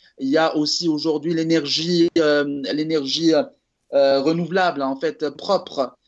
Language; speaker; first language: French; non-native, local second language; Arabic